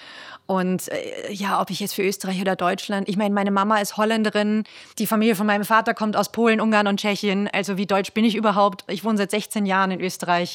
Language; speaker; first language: German; native; German